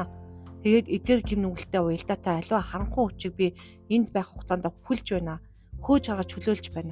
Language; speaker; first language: Mongolian; native; Mongolian